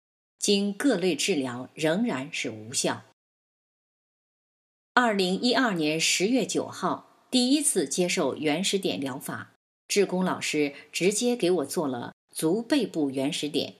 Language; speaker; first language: Chinese; native; Chinese